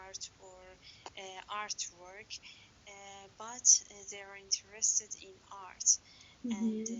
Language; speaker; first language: English; non-native, learner; Persian